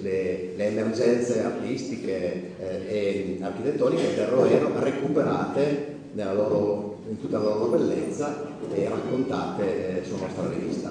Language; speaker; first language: Italian; native; Italian